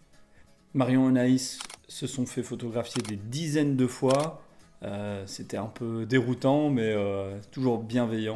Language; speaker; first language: French; native; French